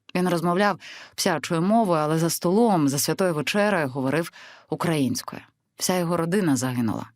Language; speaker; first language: Ukrainian; native; Ukrainian